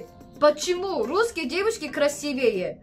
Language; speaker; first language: Russian; non-native, learner; Korean